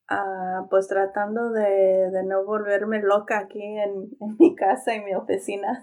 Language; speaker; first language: Spanish; early bilingual, heritage; Spanish